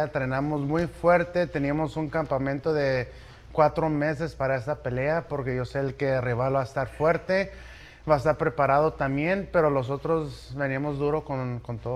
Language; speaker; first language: Spanish; early bilingual, heritage; Spanish